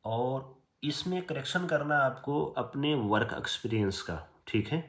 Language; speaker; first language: Hindi; native; Hindi